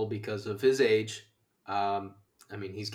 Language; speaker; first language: English; native; English